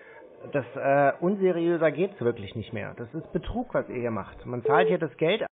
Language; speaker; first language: German; native; German